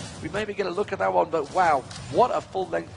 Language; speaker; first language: English; native; English